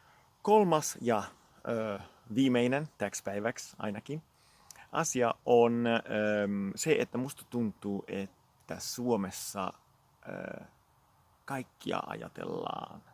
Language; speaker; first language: Finnish; non-native, fluent; Italian